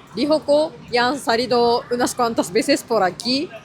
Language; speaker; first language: Spanish; non-native, fluent; Japanese